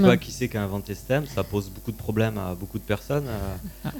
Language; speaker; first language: French; native; French